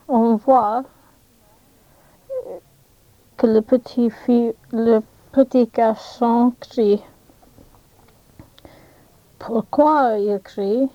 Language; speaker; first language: French; non-native, learner; English